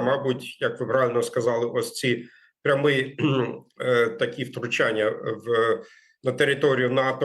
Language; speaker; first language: Ukrainian; non-native, fluent; German